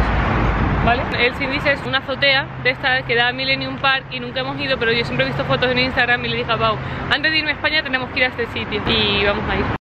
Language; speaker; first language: Spanish; native; Spanish